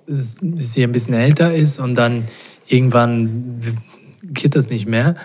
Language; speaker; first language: German; non-native, fluent; Portuguese